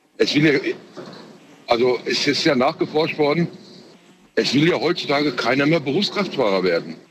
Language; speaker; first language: German; early bilingual, other home language; Turkish